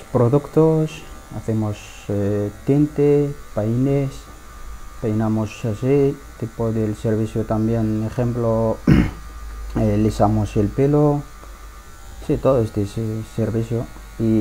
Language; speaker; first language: Spanish; non-native, learner; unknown